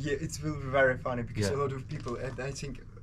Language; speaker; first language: English; non-native, learner; Ukrainian